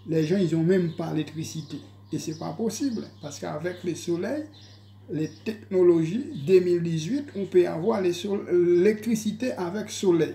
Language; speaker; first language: French; non-native, local second language; Haitian Creole